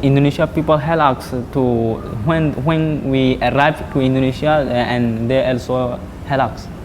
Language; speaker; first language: English; non-native, learner; Rohingya